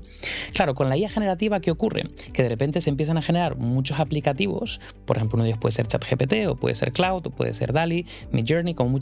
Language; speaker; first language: Spanish; native; Spanish